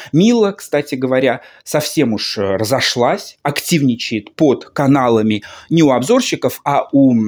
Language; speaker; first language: Russian; native; Russian